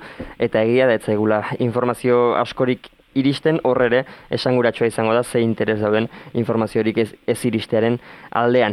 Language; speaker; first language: Basque; native; Basque